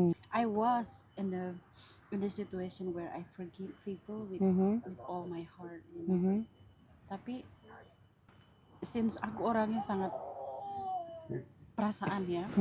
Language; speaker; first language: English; non-native, fluent; Indonesian